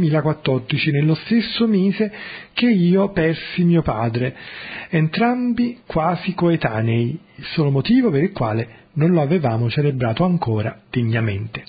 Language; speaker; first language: Italian; native; Italian